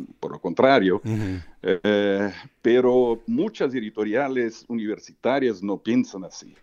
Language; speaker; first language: Spanish; early bilingual, heritage; Portuguese